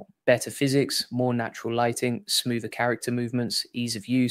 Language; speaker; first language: English; native; English